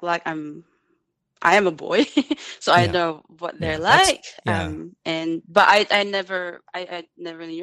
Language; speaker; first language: English; native; English